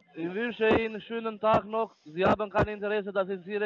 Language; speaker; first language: German; non-native, learner; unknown